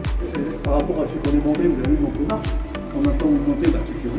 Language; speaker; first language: French; native; French